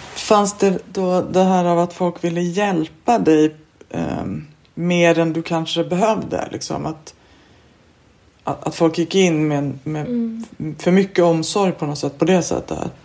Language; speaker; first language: Swedish; native; Swedish